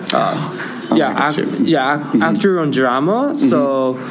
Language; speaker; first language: English; non-native, learner; Japanese